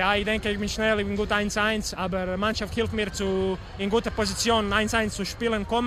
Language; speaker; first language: German; non-native, learner; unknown